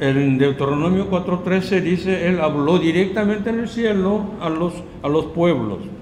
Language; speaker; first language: Spanish; non-native, learner; Korean